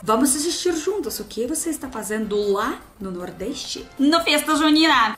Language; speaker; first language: Portuguese; non-native, learner; Russian